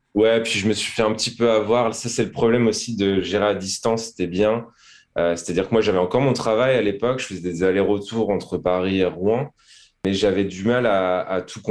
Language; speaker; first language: French; native; French